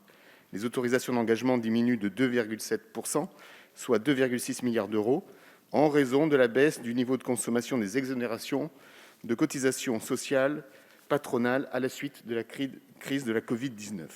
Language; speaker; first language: French; native; French